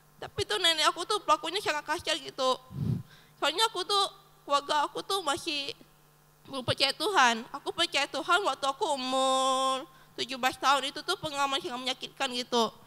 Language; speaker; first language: Indonesian; early bilingual, other home language; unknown